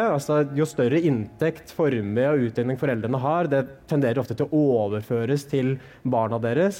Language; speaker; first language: Norwegian; native; Norwegian